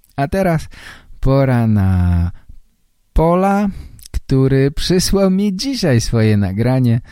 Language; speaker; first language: Polish; native; Polish